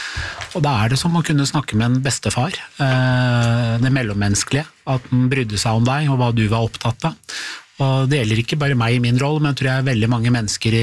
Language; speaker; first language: Norwegian; native; Norwegian